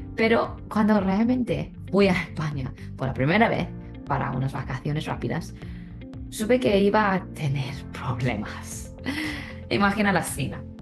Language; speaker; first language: Spanish; non-native, fluent; Chinese